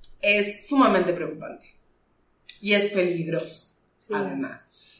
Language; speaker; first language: Spanish; native; Spanish